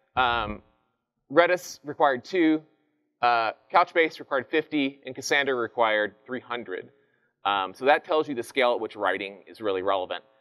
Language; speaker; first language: English; native; English